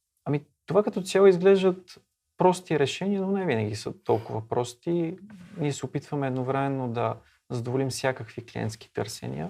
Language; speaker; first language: Bulgarian; native; Bulgarian